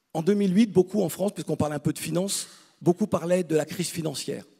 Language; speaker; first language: French; native; French